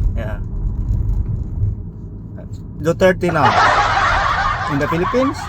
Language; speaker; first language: English; non-native, learner; Nepali